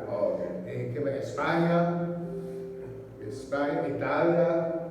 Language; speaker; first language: Spanish; non-native, learner; English